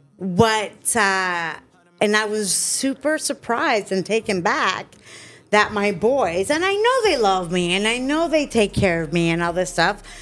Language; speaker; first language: English; native; English